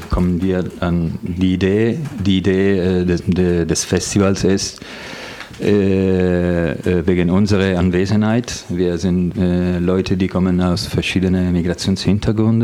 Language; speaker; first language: German; non-native, fluent; Italian